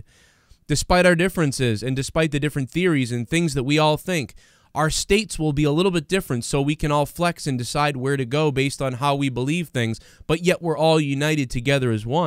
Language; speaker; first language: English; native; English